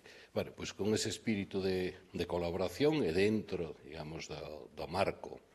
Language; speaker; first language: Galician; native; Galician